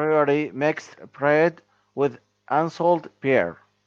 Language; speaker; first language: English; non-native, learner; Arabic